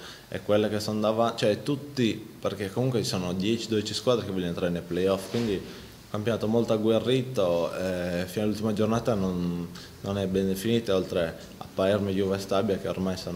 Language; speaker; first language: Italian; native; Italian